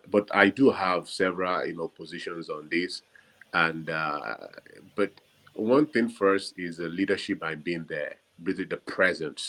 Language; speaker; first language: English; non-native, local second language; Yoruba